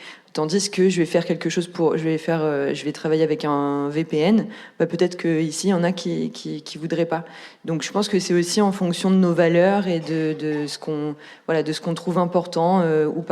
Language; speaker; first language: French; native; French